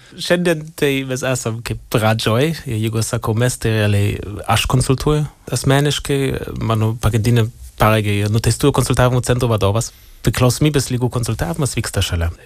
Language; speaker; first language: Lithuanian; non-native, fluent; German